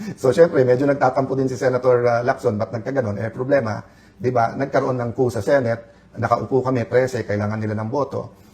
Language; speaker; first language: Filipino; native; Filipino